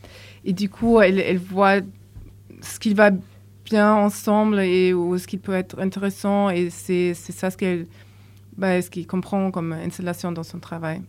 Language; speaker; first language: French; non-native, fluent; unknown